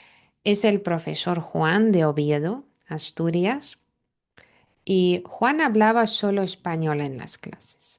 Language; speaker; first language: Spanish; non-native, fluent; Lithuanian